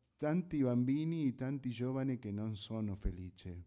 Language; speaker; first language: Italian; non-native, fluent; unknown